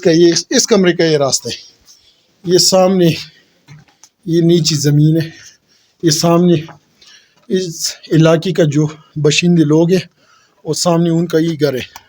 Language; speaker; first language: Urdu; non-native, local second language; Pashto